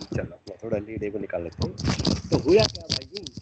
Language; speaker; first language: Hindi; native; Hindi